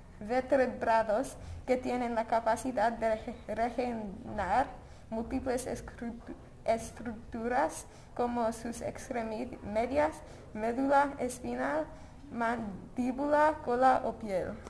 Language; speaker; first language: Spanish; non-native, learner; English